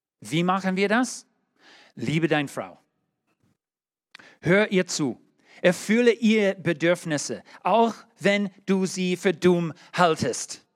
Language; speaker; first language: German; non-native, learner; English